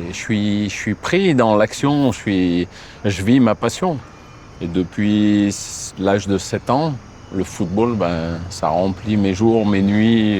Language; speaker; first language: French; native; French